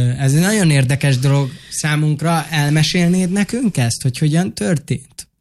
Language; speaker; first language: Hungarian; native; Hungarian